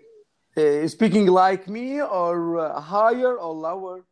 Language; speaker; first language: English; non-native, learner; Arabic